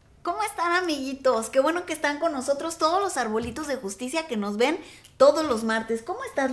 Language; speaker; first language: Spanish; native; Spanish